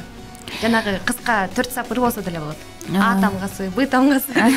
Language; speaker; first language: Kyrgyz; native; Kyrgyz